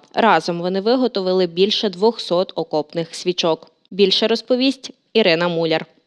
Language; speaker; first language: Ukrainian; native; Ukrainian